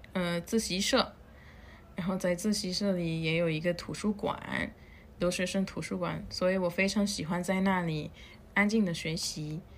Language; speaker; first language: Chinese; non-native, fluent; Spanish